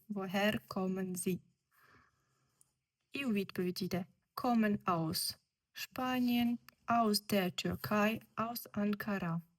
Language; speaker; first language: Ukrainian; native; Ukrainian